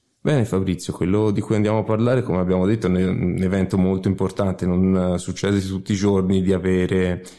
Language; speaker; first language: Italian; native; Italian